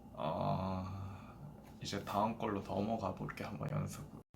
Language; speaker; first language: Korean; native; Korean